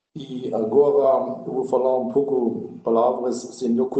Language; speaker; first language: Portuguese; non-native, learner; German